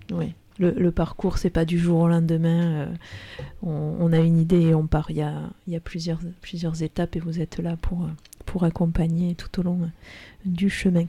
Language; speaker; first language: French; native; French